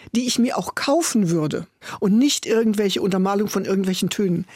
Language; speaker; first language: German; native; German